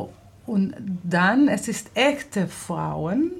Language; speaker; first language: German; non-native, fluent; Hebrew